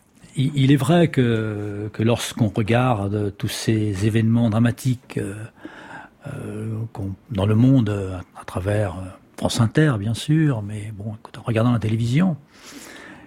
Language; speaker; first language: French; native; French